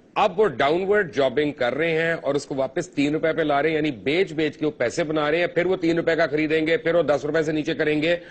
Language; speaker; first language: Urdu; non-native, local second language; Punjabi